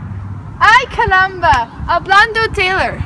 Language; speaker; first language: Spanish; non-native, learner; English